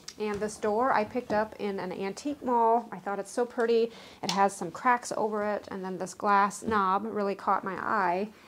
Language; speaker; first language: English; native; English